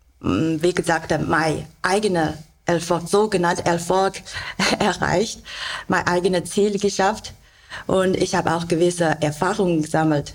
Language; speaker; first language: German; non-native, learner; Chinese